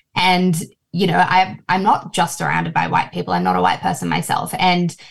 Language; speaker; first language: English; native; English